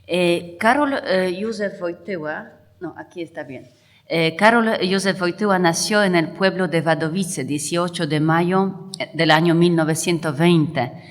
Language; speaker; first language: Spanish; non-native, fluent; Polish